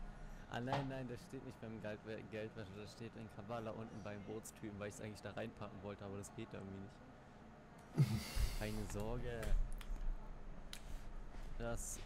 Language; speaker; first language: German; native; German